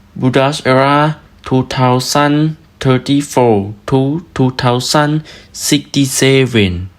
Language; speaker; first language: English; non-native, learner; Thai